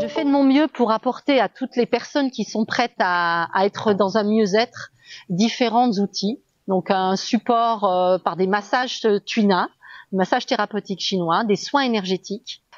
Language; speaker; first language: French; native; French